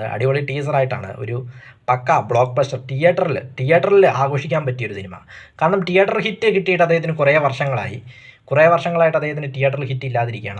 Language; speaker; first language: Malayalam; native; Malayalam